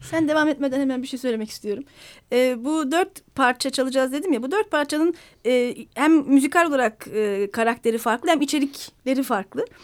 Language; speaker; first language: Turkish; native; Turkish